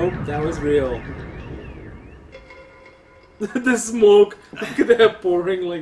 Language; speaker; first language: English; non-native, fluent; Russian